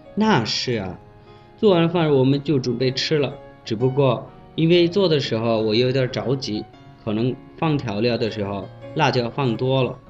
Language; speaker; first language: Chinese; non-native, fluent; Bangla